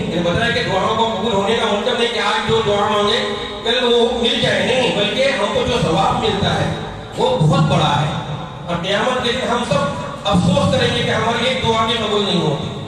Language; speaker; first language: Urdu; non-native, local second language; Konkani